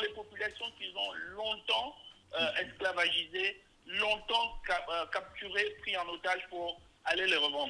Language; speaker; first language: French; native; French